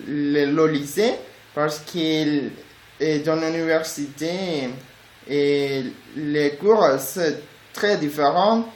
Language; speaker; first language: French; non-native, learner; Spanish